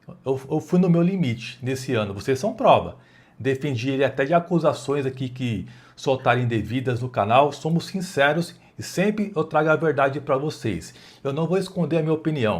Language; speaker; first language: Portuguese; native; Portuguese